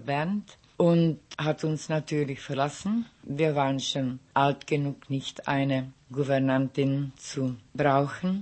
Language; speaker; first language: German; non-native, local second language; Czech